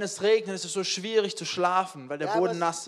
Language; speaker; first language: German; native; German